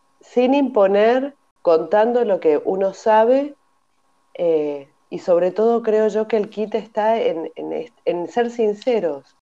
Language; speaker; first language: Spanish; native; Spanish